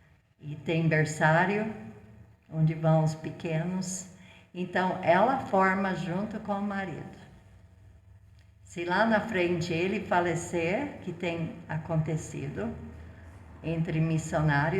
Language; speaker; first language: Portuguese; non-native, fluent; English